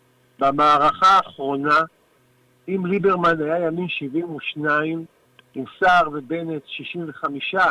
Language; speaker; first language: Hebrew; native; Hebrew